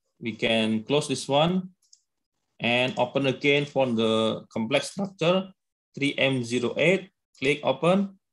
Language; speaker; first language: English; non-native, learner; Indonesian